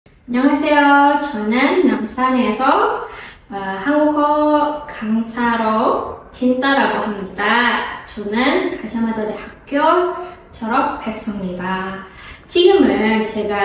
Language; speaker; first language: Korean; non-native, fluent; Indonesian